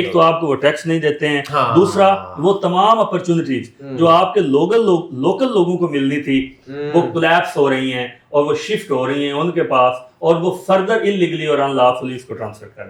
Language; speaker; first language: Urdu; native; Urdu